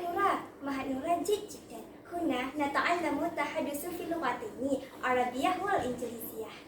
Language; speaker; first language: Arabic; non-native, learner; Indonesian